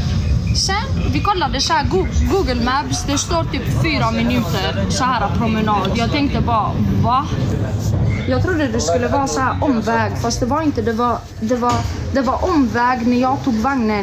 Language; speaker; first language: Swedish; early bilingual, other home language; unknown